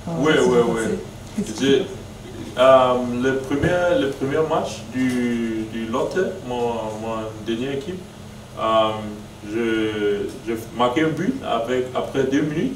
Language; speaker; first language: French; non-native, learner; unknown